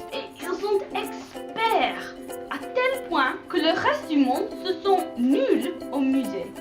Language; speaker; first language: French; non-native, learner; English